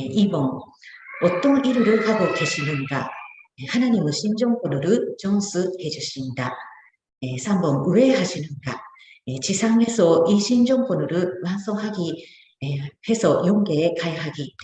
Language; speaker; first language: Korean; non-native, fluent; Japanese